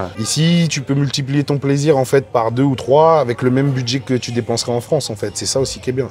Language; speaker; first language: French; native; French